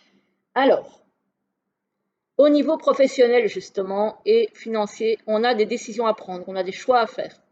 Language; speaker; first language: French; native; French